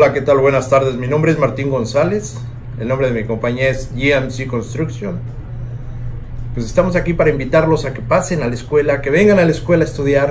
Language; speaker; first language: Spanish; native; Spanish